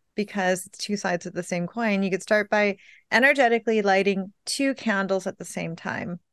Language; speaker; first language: English; native; English